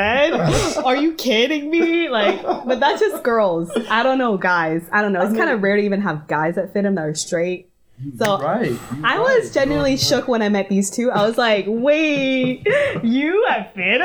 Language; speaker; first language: English; non-native, local second language; Cantonese